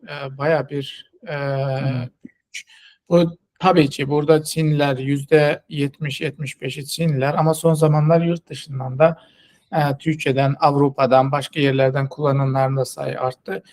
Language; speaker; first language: Turkish; non-native, fluent; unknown